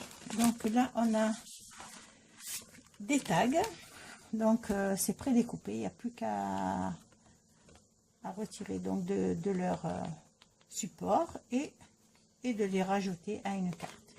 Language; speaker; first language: French; native; French